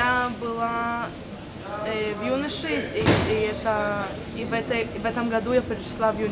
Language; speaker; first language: Russian; early bilingual, heritage; Russian